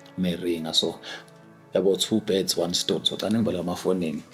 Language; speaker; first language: Zulu; native; Zulu